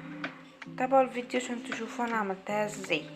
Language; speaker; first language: Arabic; native; Arabic